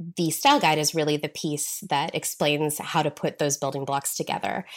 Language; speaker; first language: English; native; English